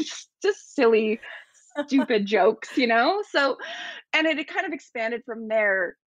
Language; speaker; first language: English; native; English